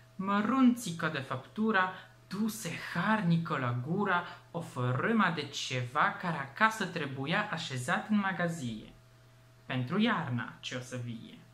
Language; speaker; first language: Romanian; non-native, fluent; Polish